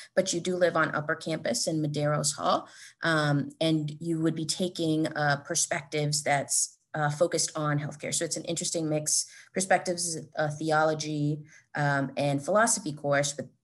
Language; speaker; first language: English; native; English